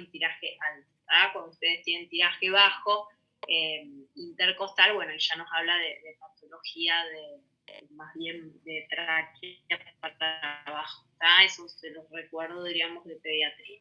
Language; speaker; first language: Spanish; native; Spanish